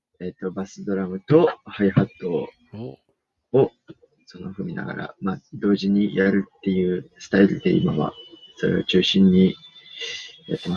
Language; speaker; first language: Japanese; native; Japanese